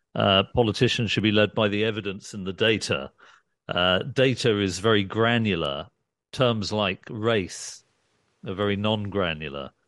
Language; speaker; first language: English; early bilingual, other home language; Urdu